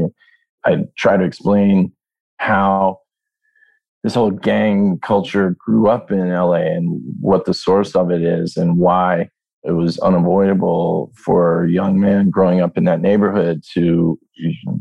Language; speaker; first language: English; native; English